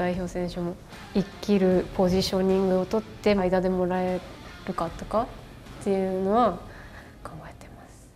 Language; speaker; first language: Japanese; native; Japanese